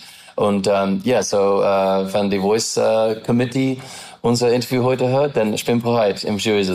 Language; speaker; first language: German; non-native, learner; English